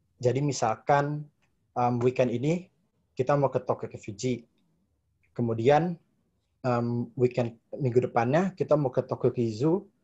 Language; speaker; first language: Indonesian; native; Indonesian